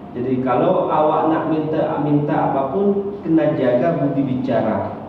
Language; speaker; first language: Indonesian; non-native, local second language; Achinese